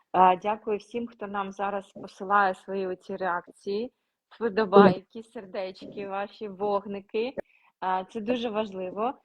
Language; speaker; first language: Ukrainian; non-native, local second language; Russian